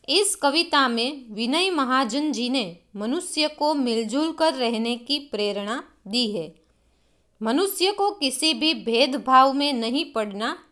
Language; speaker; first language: Hindi; non-native, local second language; Gujarati